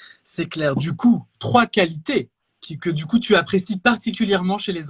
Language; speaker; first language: French; native; French